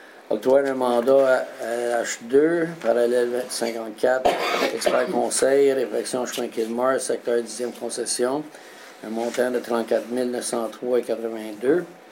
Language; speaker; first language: French; native; French